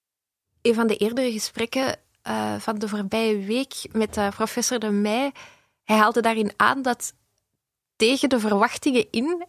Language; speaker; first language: Dutch; native; Dutch